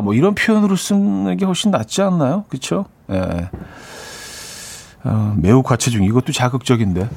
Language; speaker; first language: Korean; native; Korean